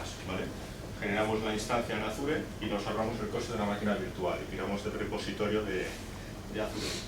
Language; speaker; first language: Spanish; native; Spanish